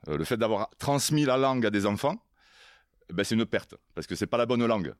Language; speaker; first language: French; native; French